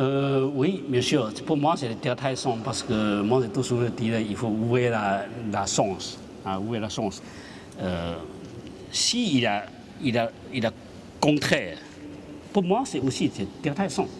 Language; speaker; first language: French; non-native, learner; Chinese